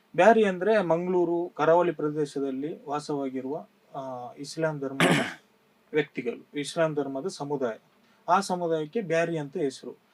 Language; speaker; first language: Kannada; non-native, local second language; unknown